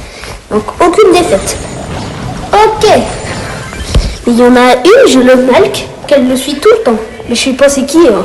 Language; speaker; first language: French; native; French